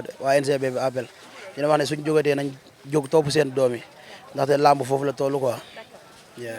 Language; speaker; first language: Wolof; native; Wolof